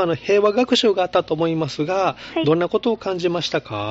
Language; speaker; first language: Japanese; native; Japanese